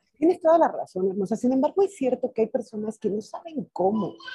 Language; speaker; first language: Spanish; native; Spanish